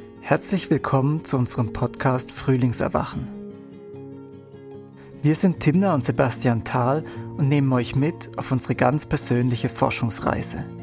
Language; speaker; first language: German; native; German